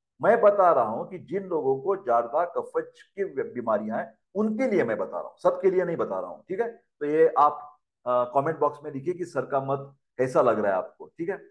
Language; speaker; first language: Hindi; non-native, local second language; Marathi